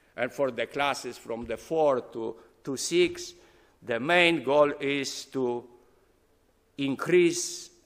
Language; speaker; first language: English; non-native, fluent; Polish